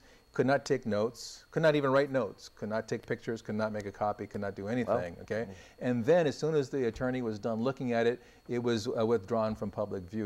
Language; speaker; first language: English; native; English